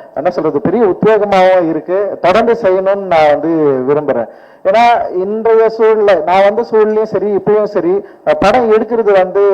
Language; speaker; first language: Tamil; native; Tamil